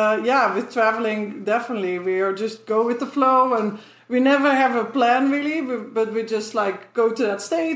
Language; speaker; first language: English; non-native, fluent; Dutch